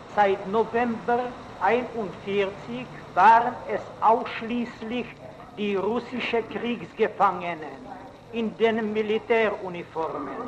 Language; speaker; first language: German; non-native, fluent; Czech